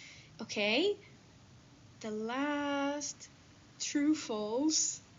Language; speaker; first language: English; non-native, fluent; Persian